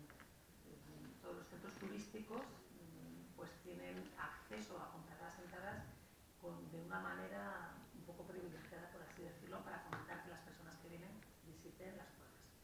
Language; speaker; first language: Spanish; native; Spanish